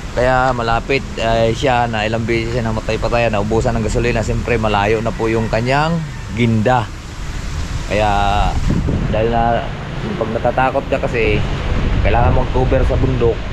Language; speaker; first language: Filipino; native; Filipino